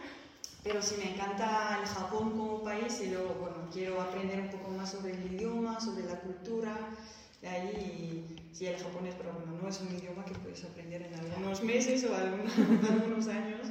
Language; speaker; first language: Spanish; non-native, fluent; Dutch